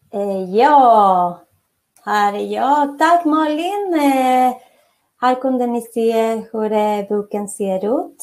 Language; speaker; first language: Swedish; non-native, fluent; Spanish